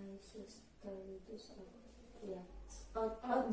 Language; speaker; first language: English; non-native, learner; Indonesian